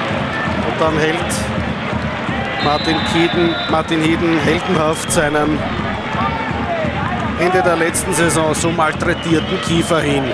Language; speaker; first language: German; native; German